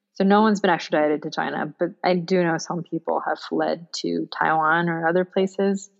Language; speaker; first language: English; non-native, local second language; Cantonese